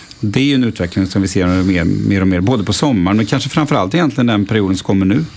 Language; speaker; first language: Swedish; native; Swedish